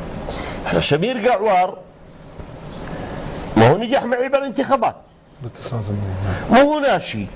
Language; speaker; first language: Arabic; native; Arabic